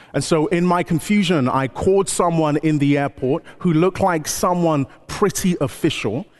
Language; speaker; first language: English; early bilingual, other home language; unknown